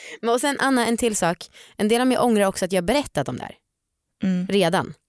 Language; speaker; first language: Swedish; native; Swedish